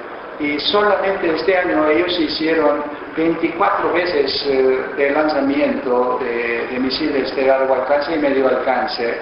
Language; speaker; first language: Spanish; non-native, fluent; Korean